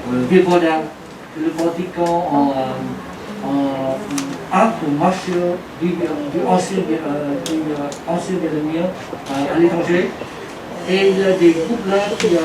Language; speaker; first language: French; non-native, learner; Vietnamese